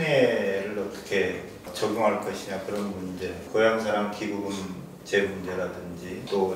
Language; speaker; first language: Korean; native; Korean